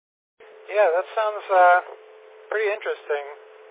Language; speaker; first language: English; native; English